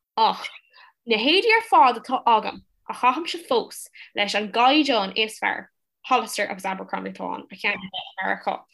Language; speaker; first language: Irish; non-native, local second language; English